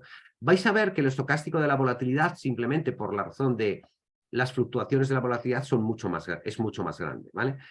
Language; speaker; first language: Spanish; native; Spanish